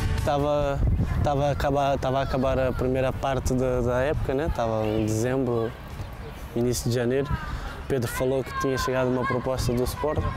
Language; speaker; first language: Portuguese; native; Portuguese